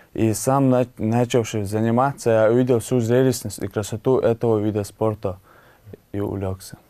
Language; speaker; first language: Russian; non-native, local second language; Chechen